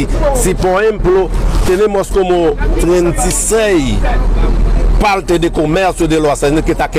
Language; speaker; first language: Spanish; non-native, local second language; Haitian Creole